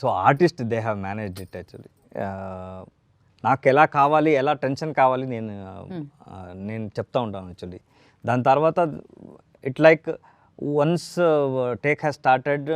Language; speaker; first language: Telugu; non-native, learner; Kannada